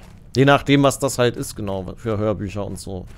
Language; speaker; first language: German; native; German